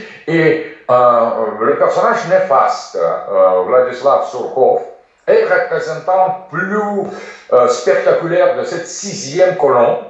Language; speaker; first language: French; non-native, fluent; Russian